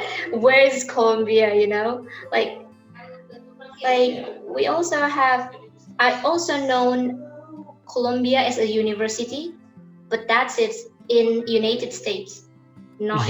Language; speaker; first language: English; non-native, learner; Indonesian